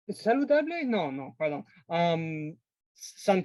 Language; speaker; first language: French; non-native, learner; English